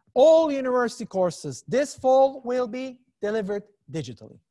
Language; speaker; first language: English; non-native, fluent; Turkish